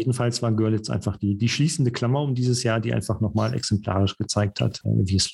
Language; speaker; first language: German; native; German